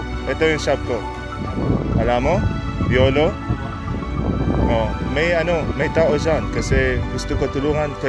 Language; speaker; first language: Filipino; non-native, learner; Arabic